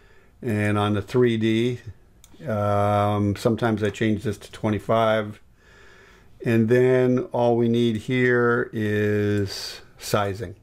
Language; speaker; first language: English; native; English